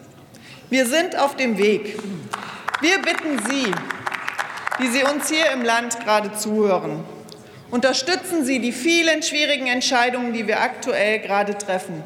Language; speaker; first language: German; native; German